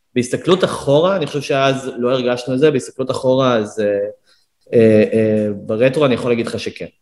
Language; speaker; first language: Hebrew; native; Hebrew